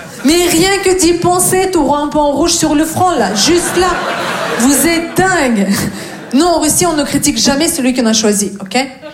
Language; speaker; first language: French; non-native, fluent; Russian